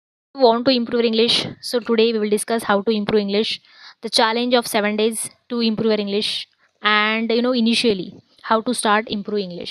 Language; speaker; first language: English; non-native, learner; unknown